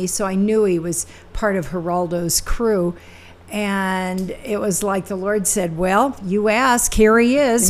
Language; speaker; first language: English; native; English